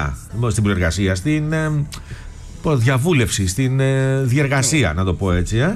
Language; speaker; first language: Greek; native; Greek